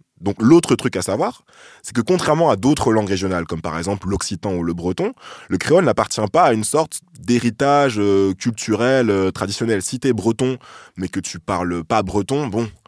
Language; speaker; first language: French; native; French